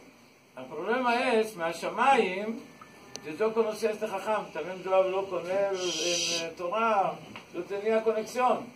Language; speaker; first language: Spanish; non-native, learner; Hebrew